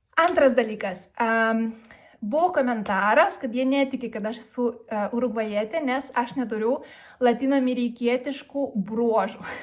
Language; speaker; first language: Lithuanian; early bilingual, other home language; Spanish